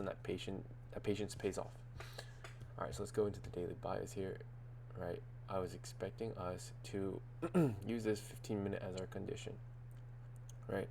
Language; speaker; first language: English; native; English